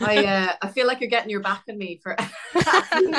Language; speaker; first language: English; native; English